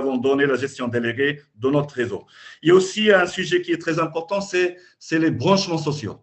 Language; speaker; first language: French; non-native, local second language; Arabic